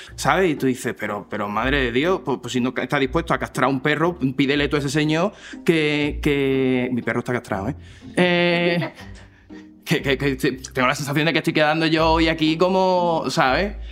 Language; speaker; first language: Spanish; native; Spanish